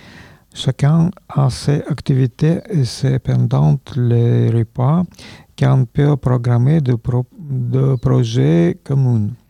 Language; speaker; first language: French; non-native, learner; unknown